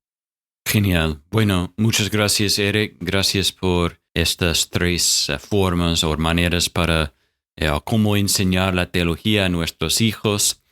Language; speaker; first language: Spanish; non-native, fluent; English